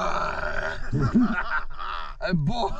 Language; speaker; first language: French; native; French